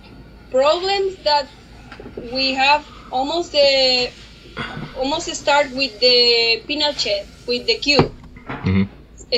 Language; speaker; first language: English; non-native, learner; Spanish